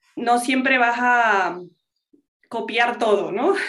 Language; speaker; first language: Spanish; non-native, local second language; English